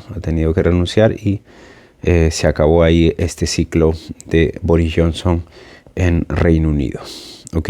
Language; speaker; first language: Spanish; native; Spanish